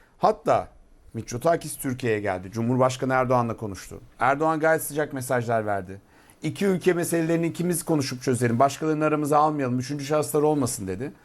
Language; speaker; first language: Turkish; native; Turkish